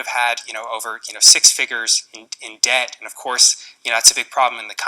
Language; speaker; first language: English; native; English